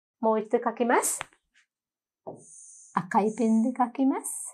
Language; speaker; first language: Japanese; non-native, learner; Sinhala